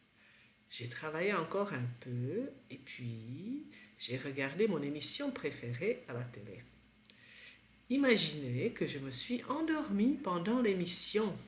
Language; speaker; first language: French; non-native, fluent; Czech